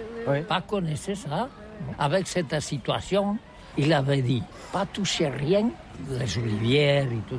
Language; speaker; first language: French; non-native, learner; Catalan